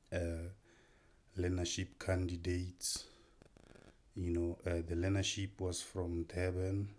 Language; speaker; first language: English; non-native, local second language; Tswana